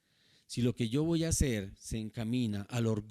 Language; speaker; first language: Spanish; native; Spanish